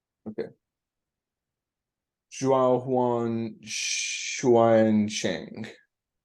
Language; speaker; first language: Chinese; non-native, learner; English